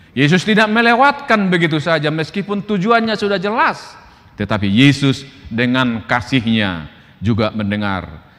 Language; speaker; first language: Indonesian; non-native, local second language; Batak Toba